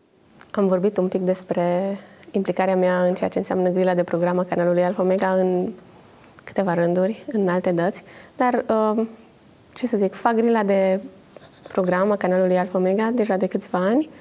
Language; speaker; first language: Romanian; native; Romanian